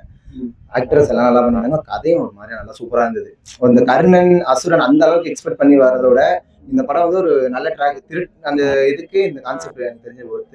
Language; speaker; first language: Tamil; native; Tamil